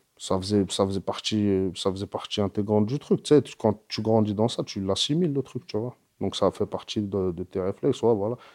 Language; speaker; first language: French; early bilingual, other home language; Arabic